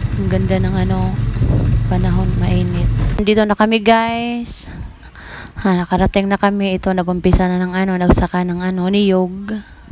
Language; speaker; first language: Filipino; non-native, local second language; Cebuano